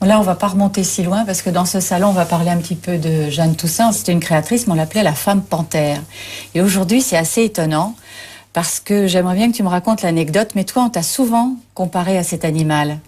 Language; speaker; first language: French; native; French